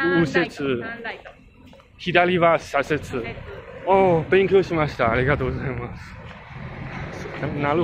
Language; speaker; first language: Japanese; non-native, learner; English